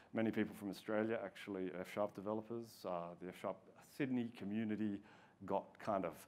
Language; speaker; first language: English; native; English